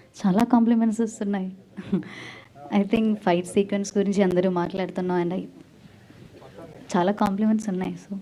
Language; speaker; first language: Telugu; non-native, learner; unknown